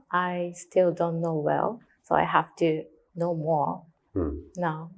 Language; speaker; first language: English; non-native, learner; Japanese